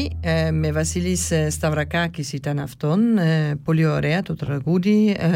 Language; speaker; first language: Greek; early bilingual, heritage; Greek